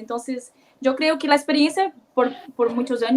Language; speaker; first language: Spanish; non-native, learner; Portuguese